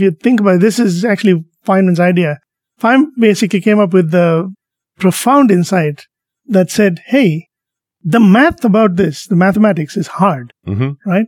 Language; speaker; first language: English; non-native, local second language; Tamil